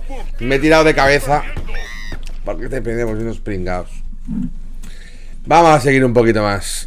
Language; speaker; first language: Spanish; native; Spanish